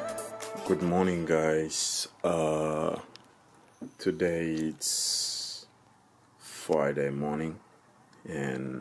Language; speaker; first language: English; non-native, learner; Haitian Creole